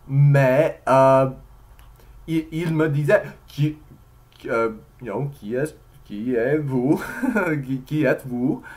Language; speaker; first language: French; non-native, learner; English